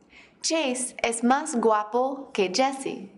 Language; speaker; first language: Spanish; non-native, fluent; English